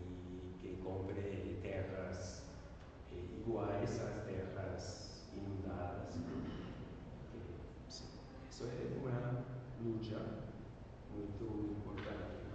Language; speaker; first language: Portuguese; non-native, learner; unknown